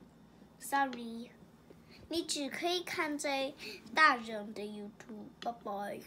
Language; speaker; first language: Chinese; early bilingual, heritage; Chinese